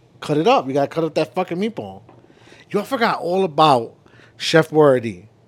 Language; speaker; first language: English; early bilingual, other home language; Spanish